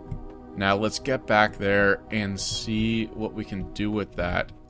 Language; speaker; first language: English; native; English